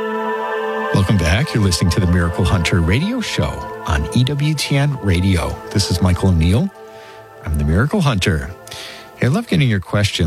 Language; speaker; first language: English; native; English